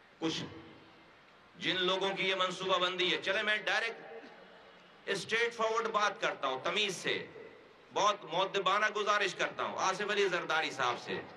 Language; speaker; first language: Urdu; native; Urdu